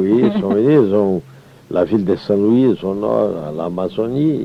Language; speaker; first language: French; non-native, fluent; Portuguese